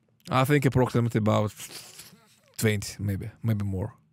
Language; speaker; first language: English; non-native, learner; Russian